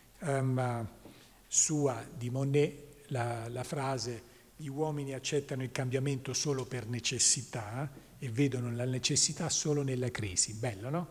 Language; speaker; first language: Italian; native; Italian